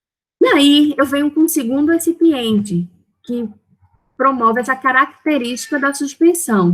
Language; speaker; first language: Portuguese; native; Portuguese